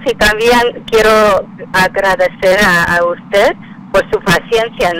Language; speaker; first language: Spanish; non-native, fluent; English